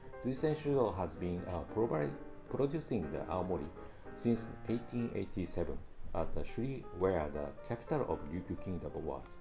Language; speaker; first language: English; non-native, fluent; Japanese